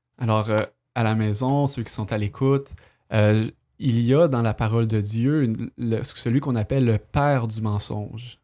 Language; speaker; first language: French; native; French